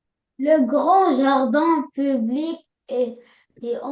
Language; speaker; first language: French; non-native, learner; Arabic